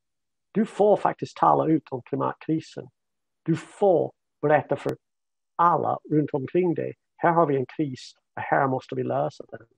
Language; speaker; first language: Swedish; non-native, fluent; English